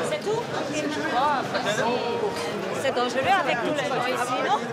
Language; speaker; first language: French; non-native, local second language; Dutch